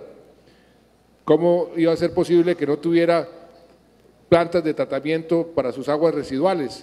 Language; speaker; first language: Spanish; native; Spanish